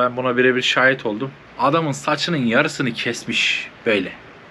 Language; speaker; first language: Turkish; native; Turkish